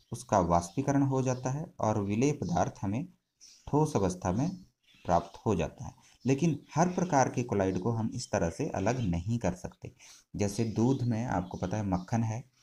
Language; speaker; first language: Hindi; native; Hindi